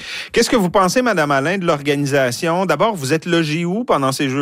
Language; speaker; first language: French; native; French